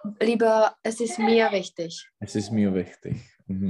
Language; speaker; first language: German; non-native, fluent; Czech